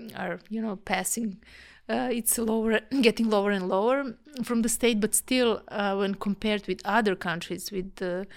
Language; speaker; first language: English; non-native, fluent; Serbian